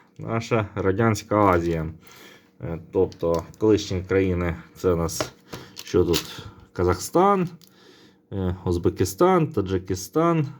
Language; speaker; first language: Ukrainian; non-native, local second language; Russian